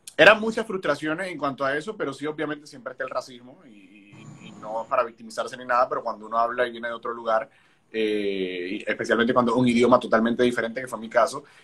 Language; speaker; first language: Spanish; native; Spanish